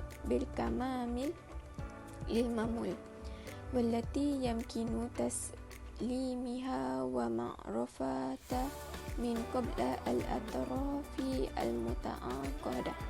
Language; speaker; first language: Arabic; non-native, learner; Malay